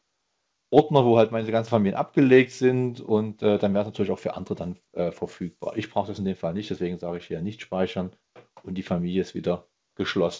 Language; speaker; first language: German; native; German